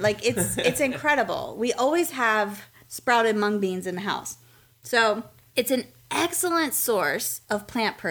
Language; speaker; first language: English; native; English